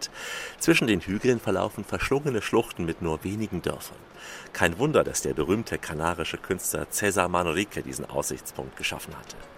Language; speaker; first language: German; native; German